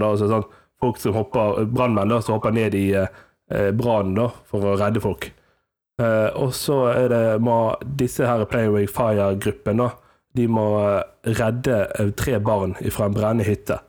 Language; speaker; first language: Norwegian; native; Norwegian